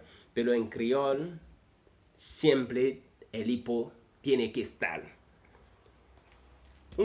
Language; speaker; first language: Spanish; non-native, fluent; Haitian Creole